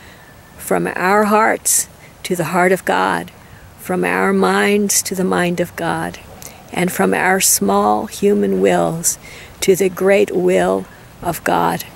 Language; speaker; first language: English; native; English